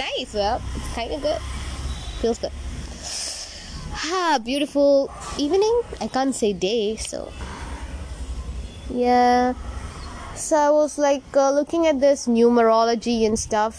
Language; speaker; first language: English; non-native, local second language; Tamil